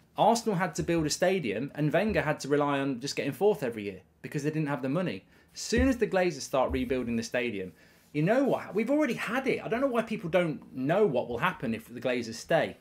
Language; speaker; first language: English; native; English